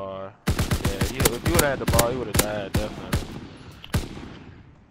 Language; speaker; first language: English; native; English